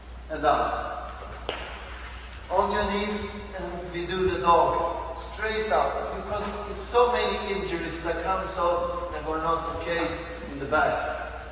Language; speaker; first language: English; non-native, fluent; Swedish